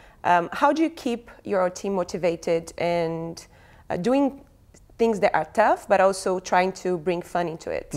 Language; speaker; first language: English; non-native, fluent; Portuguese